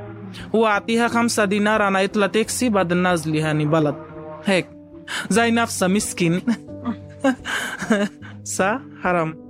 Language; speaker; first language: Arabic; non-native, learner; Bangla